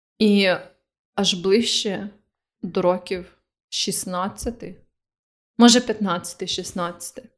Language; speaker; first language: Ukrainian; native; Ukrainian